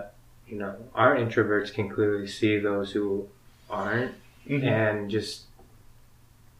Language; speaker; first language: English; early bilingual, other home language; Spanish